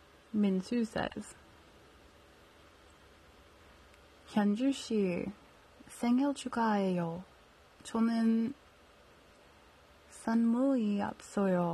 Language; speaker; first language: Korean; non-native, learner; English